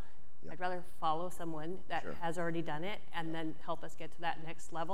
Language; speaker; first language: English; native; English